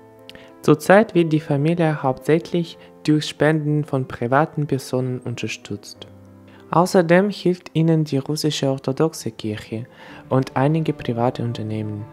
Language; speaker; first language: German; non-native, fluent; Russian